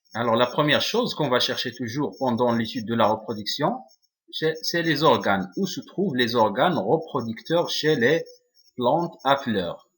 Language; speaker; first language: French; non-native, local second language; Arabic